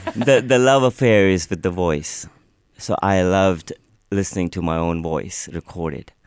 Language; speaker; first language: English; non-native, local second language; Urdu